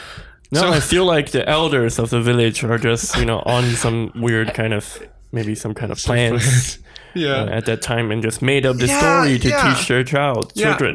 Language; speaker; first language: English; non-native, fluent; Chinese